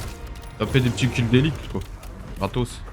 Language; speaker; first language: French; native; French